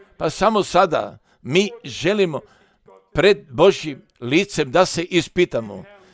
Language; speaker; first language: Croatian; early bilingual, heritage; Croatian